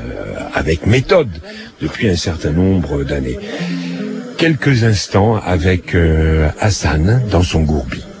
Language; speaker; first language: French; native; French